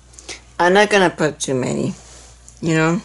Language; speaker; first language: English; non-native, fluent; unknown